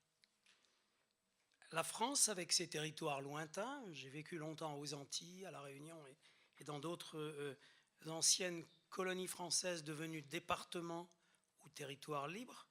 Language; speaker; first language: French; native; French